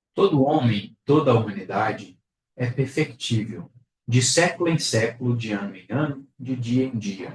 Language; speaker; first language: Portuguese; native; Portuguese